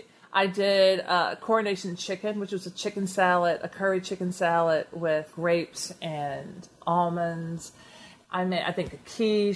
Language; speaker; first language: English; native; English